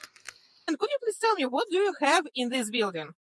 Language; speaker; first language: English; non-native, fluent; Russian